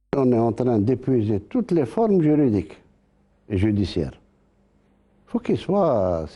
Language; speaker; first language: French; non-native, local second language; Arabic